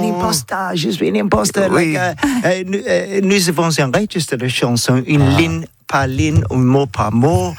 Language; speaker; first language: French; non-native, learner; English